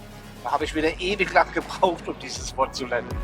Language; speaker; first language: German; native; German